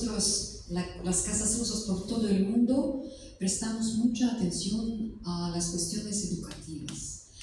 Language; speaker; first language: Spanish; non-native, fluent; Russian